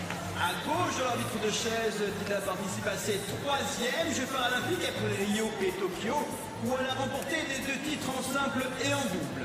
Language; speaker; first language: French; native; French